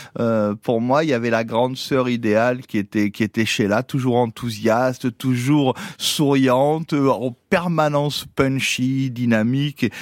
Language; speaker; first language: French; native; French